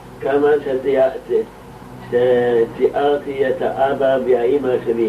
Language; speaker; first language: Hebrew; non-native, local second language; Yiddish